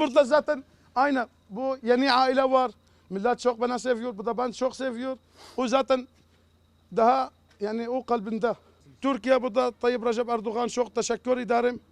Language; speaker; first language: Turkish; non-native, learner; Arabic